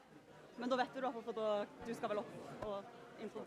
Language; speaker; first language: Norwegian; native; Norwegian